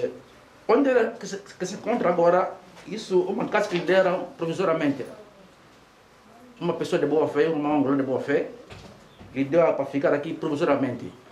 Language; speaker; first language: Portuguese; native; Portuguese